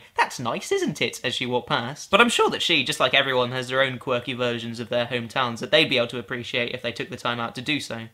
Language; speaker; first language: English; native; English